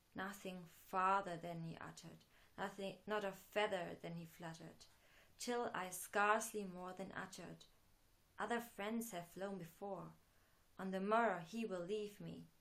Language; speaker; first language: English; non-native, fluent; German